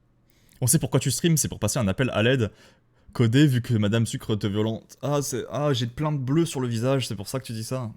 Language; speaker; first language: French; native; French